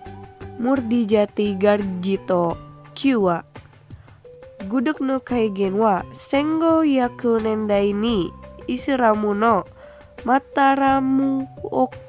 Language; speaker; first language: Japanese; non-native, fluent; Indonesian